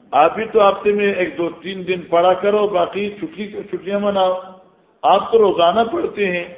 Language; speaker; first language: Urdu; non-native, local second language; Northern Hindko